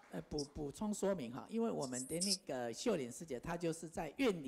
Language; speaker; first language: Chinese; native; Chinese